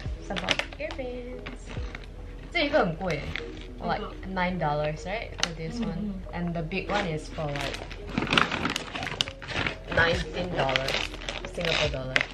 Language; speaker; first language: English; non-native, fluent; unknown